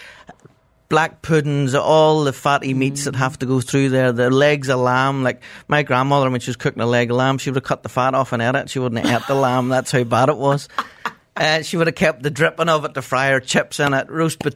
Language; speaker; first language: English; native; English